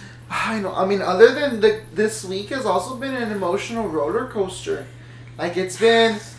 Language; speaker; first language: English; early bilingual, other home language; Spanish